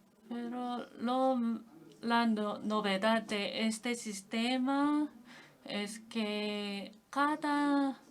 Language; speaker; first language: Spanish; non-native, fluent; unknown